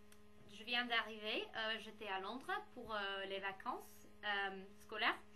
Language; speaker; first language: French; non-native, fluent; English